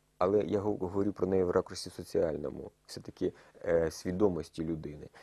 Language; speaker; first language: Ukrainian; native; Ukrainian